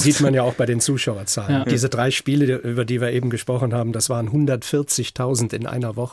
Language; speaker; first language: German; native; German